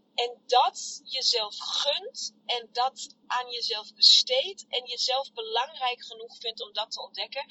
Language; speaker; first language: Dutch; native; Dutch